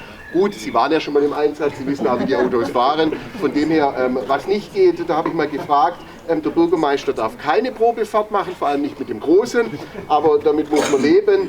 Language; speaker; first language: German; native; German